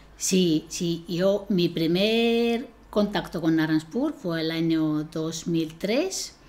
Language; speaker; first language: Spanish; non-native, fluent; Estonian